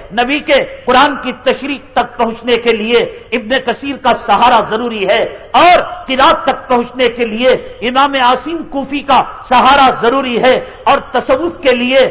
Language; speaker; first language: Urdu; native; Urdu